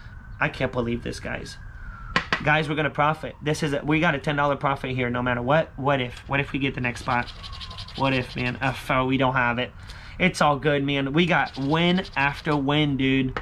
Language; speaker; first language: English; native; English